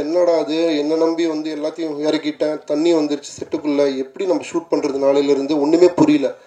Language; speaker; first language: Tamil; native; Tamil